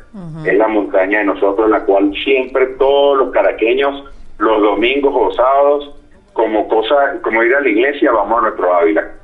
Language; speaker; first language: Spanish; native; Spanish